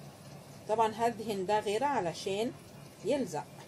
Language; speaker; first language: Arabic; native; Arabic